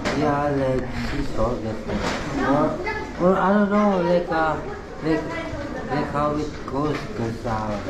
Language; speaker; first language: English; non-native, local second language; Filipino